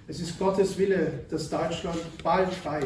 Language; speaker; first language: German; native; German